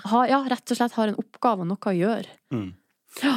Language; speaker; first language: Norwegian; native; Norwegian